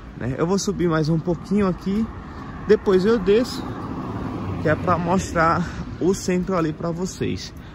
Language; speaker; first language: Portuguese; native; Portuguese